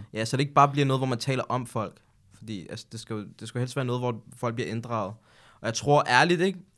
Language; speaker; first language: Danish; native; Danish